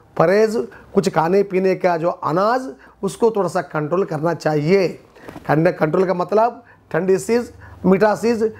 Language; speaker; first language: Hindi; non-native, local second language; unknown